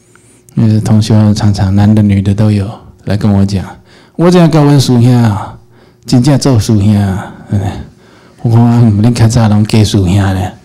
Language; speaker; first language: Chinese; native; Chinese